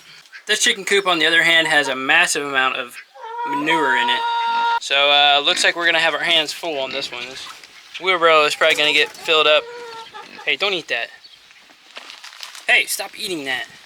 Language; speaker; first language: English; native; English